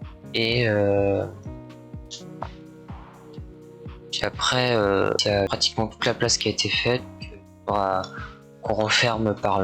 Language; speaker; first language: French; native; French